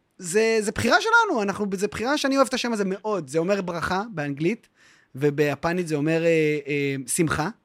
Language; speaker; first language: Hebrew; native; Hebrew